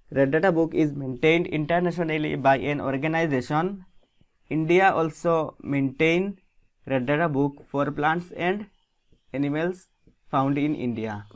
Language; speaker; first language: English; non-native, local second language; Bangla